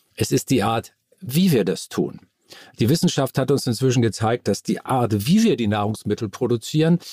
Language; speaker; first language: German; native; German